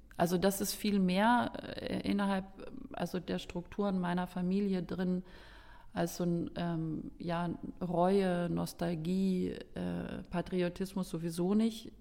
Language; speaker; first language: German; early bilingual, other home language; Lithuanian